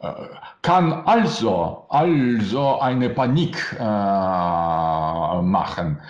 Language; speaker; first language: German; non-native, learner; Russian